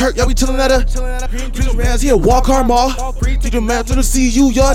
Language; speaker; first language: English; native; English